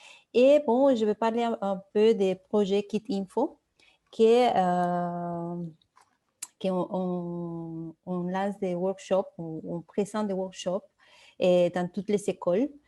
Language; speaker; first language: French; non-native, fluent; Spanish